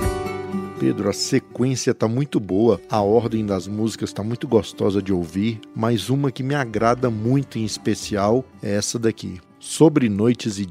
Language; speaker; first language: Portuguese; native; Portuguese